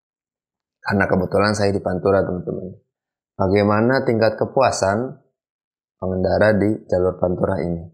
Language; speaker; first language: Indonesian; native; Indonesian